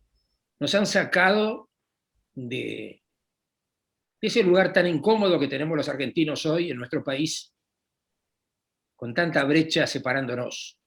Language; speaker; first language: Spanish; native; Spanish